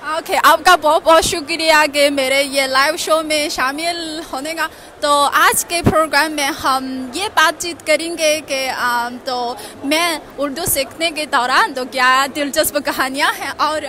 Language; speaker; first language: Hindi; non-native, learner; Chinese